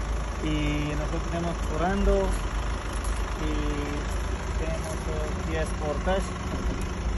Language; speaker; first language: Spanish; non-native, learner; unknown